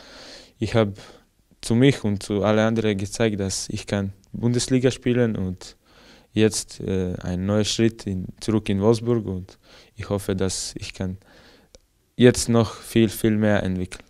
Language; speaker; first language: German; non-native, learner; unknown